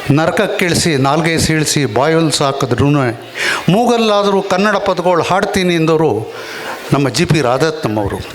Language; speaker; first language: Kannada; native; Kannada